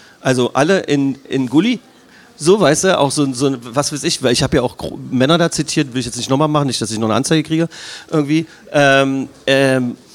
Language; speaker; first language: German; native; German